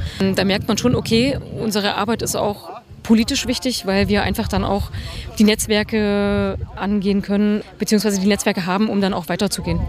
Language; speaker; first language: German; native; German